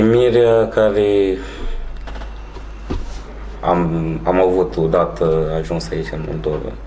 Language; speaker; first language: Romanian; non-native, fluent; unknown